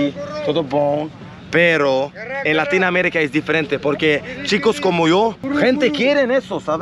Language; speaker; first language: Spanish; non-native, learner; Swedish